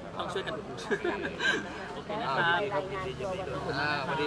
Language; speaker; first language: Thai; native; Thai